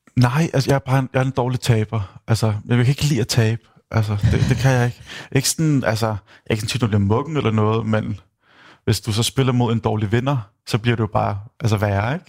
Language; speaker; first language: Danish; early bilingual, other home language; Icelandic